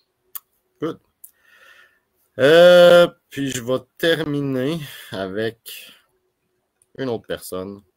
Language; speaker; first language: French; native; French